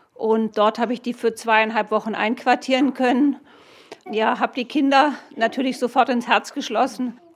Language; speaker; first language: German; native; German